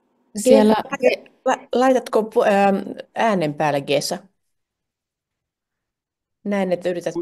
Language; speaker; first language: Finnish; native; Finnish